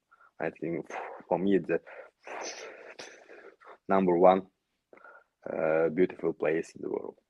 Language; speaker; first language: English; non-native, learner; Yakut